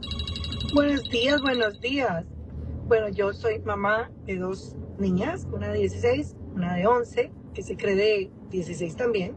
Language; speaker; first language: Spanish; native; Spanish